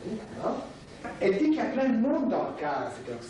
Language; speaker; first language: French; native; French